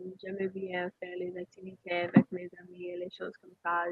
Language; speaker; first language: French; non-native, learner; English